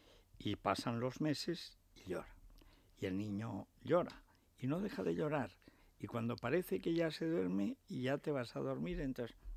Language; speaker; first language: Spanish; native; Spanish